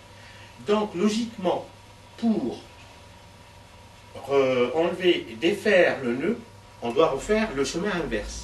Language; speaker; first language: French; native; French